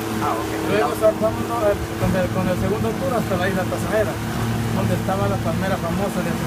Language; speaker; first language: Spanish; native; Spanish